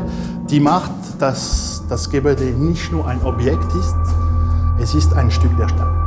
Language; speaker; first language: German; non-native, fluent; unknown